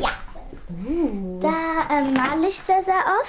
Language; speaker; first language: German; early bilingual, other home language; Arabic